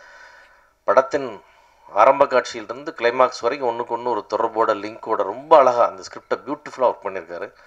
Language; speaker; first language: Tamil; native; Tamil